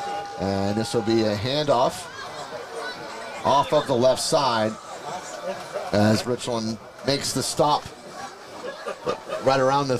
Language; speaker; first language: English; native; English